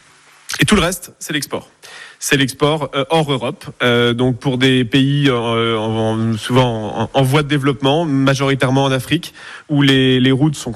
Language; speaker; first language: French; native; French